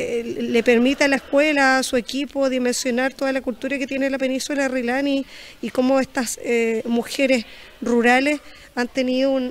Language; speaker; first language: Spanish; native; Spanish